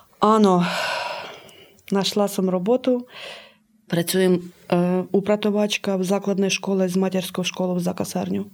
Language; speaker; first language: Ukrainian; early bilingual, heritage; Slovak